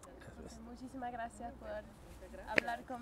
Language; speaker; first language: Spanish; non-native, fluent; English